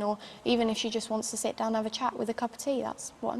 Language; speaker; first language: English; native; English